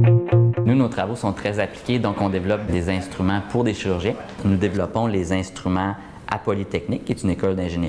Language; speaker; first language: French; native; French